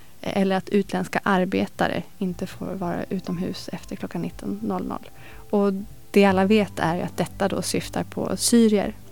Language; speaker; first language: Swedish; native; Swedish